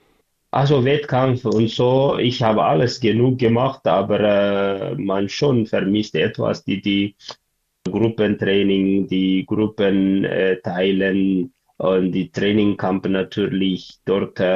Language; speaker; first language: German; non-native, learner; Tigrinya